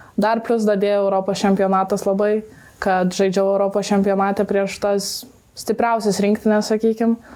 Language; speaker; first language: Lithuanian; native; Lithuanian